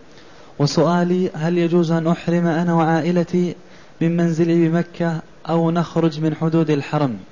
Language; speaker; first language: Arabic; native; Arabic